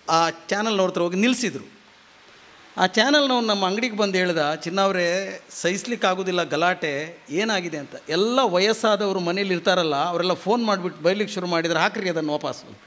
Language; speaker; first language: Kannada; non-native, local second language; Konkani